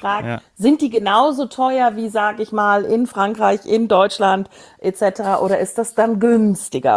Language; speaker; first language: German; native; German